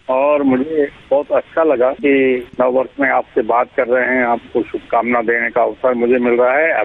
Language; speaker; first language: Hindi; native; Hindi